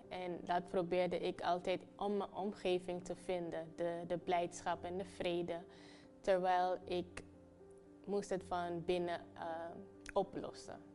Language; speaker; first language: Dutch; non-native, local second language; Papiamento